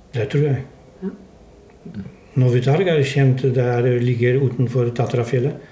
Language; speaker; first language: Norwegian; non-native, fluent; Polish